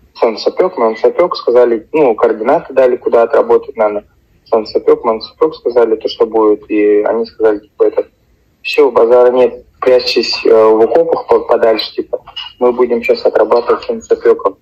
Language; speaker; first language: Russian; native; Russian